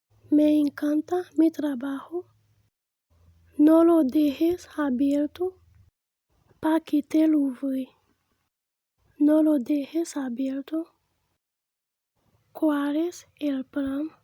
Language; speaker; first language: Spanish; non-native, fluent; Haitian Creole